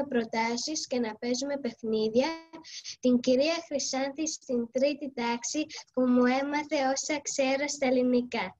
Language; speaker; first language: Greek; early bilingual, heritage; Greek